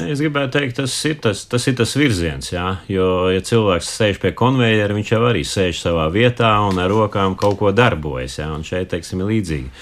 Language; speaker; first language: Latvian; native; Latvian